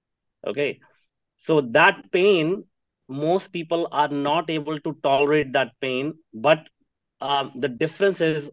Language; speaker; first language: English; non-native, local second language; Punjabi